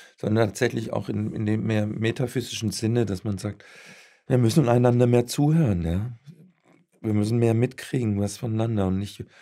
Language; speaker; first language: German; native; German